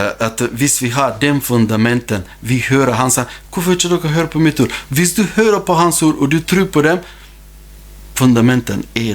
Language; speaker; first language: Norwegian; non-native, fluent; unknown